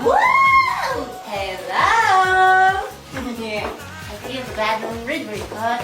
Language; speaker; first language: English; non-native, learner; Spanish